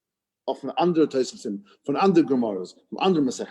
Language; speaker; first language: Dutch; non-native, fluent; English